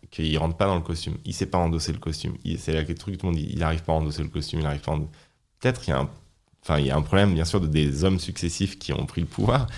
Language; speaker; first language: French; native; French